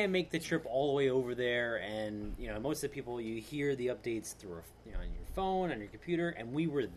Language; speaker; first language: English; native; English